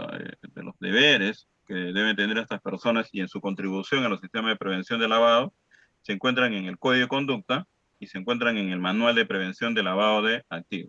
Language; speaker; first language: Spanish; native; Spanish